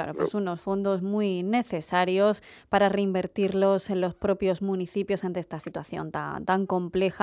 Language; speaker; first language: Spanish; native; Spanish